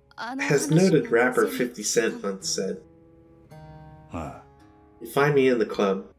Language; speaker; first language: English; native; English